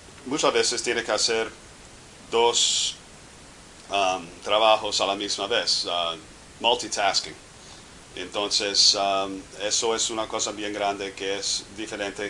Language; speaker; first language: Spanish; non-native, fluent; English